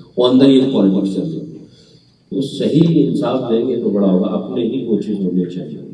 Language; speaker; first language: Urdu; non-native, local second language; Punjabi